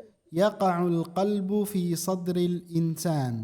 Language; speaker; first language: Arabic; non-native, fluent; Indonesian